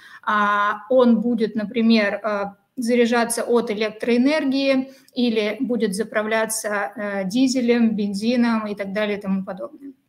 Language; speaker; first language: Russian; native; Russian